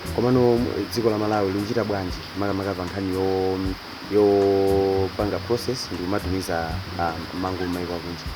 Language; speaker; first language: Nyanja; native; Nyanja